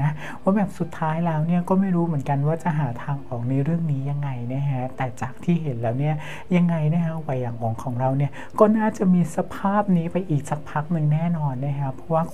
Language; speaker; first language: Thai; native; Thai